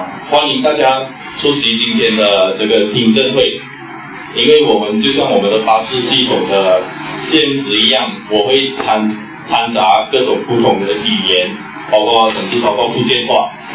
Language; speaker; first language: Chinese; non-native, local second language; Min Nan Chinese